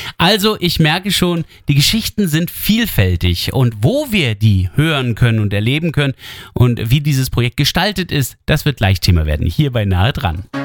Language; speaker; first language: German; native; German